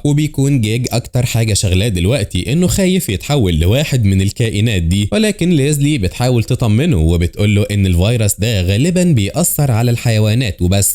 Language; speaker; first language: Arabic; native; Arabic